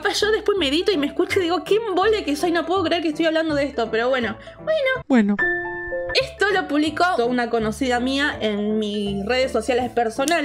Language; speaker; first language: Spanish; native; Spanish